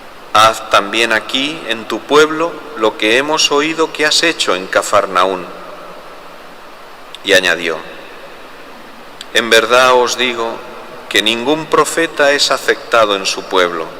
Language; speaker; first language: Spanish; native; Spanish